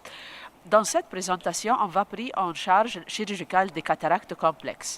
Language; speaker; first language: French; non-native, local second language; Arabic